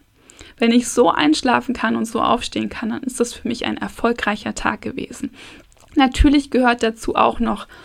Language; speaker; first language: German; native; German